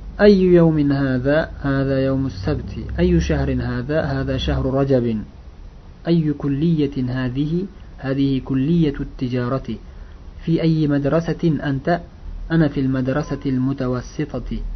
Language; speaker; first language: Arabic; non-native, fluent; Uzbek